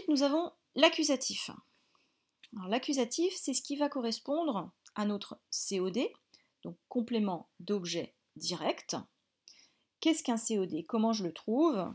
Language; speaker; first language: French; native; French